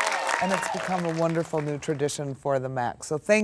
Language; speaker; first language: English; native; English